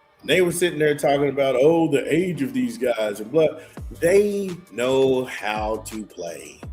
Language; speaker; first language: English; native; English